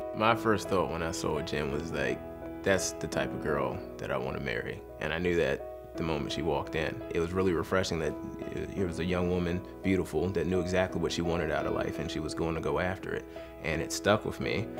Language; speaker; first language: English; native; English